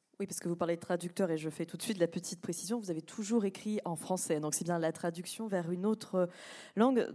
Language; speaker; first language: French; native; French